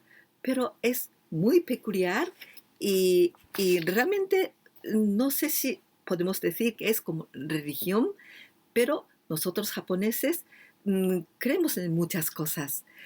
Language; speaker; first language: Spanish; non-native, fluent; Japanese